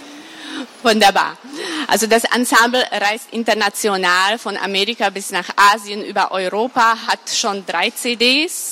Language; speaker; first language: German; non-native, fluent; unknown